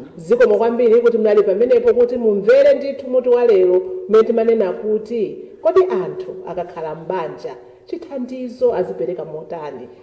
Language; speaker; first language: Nyanja; native; Nyanja